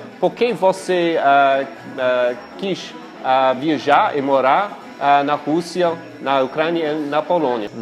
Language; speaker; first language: Portuguese; non-native, fluent; English